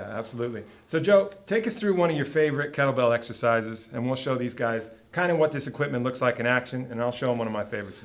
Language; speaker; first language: English; native; English